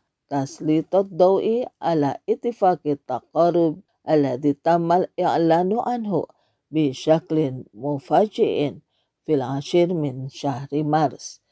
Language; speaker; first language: Arabic; non-native, fluent; Indonesian